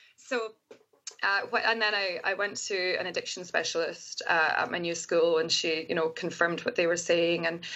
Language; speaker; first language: English; native; English